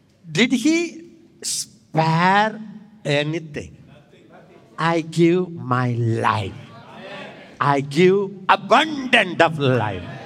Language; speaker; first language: English; non-native, local second language; Tamil